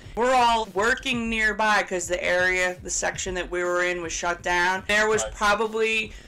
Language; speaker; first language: English; native; English